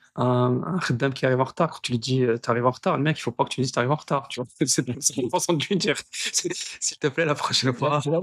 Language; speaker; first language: French; early bilingual, other home language; Tachelhit